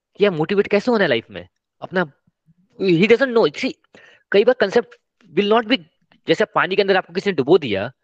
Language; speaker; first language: Hindi; non-native, local second language; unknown